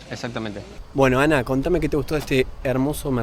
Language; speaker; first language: Spanish; native; Spanish